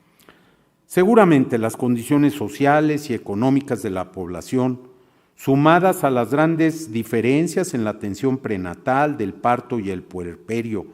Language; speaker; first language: Spanish; native; Spanish